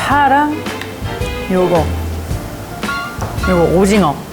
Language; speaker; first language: Korean; non-native, fluent; English